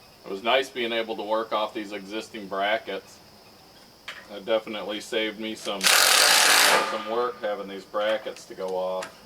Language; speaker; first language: English; native; English